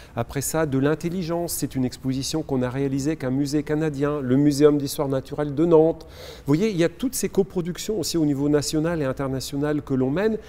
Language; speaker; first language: French; native; French